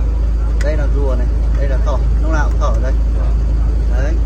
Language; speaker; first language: Vietnamese; native; Vietnamese